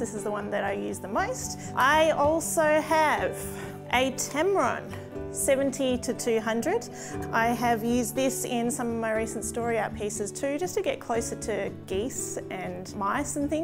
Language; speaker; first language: English; native; English